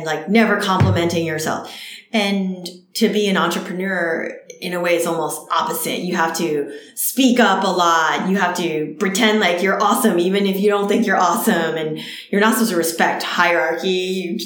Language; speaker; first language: English; early bilingual, other home language; Cantonese